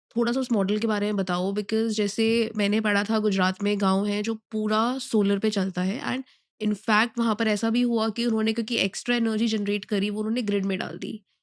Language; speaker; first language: Hindi; native; Hindi